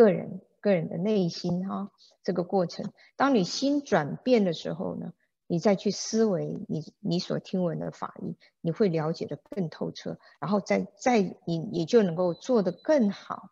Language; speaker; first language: Chinese; native; Chinese